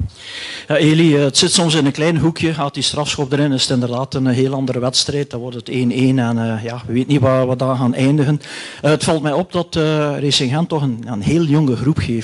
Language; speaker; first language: Dutch; native; Dutch